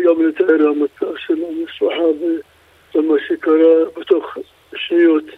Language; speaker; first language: Hebrew; non-native, local second language; Arabic